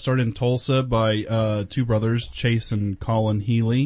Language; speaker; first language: English; native; English